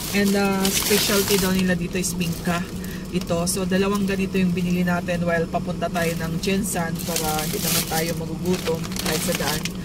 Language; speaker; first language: Filipino; non-native, local second language; Cebuano